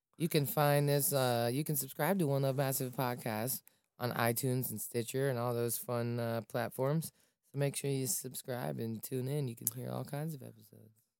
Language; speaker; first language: English; native; English